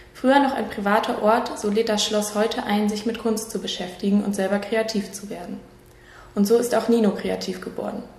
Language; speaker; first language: German; native; German